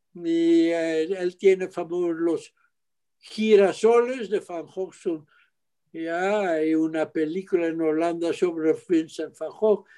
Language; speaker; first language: Spanish; non-native, fluent; Dutch